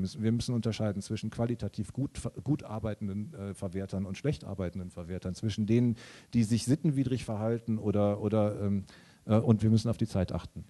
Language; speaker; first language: German; native; German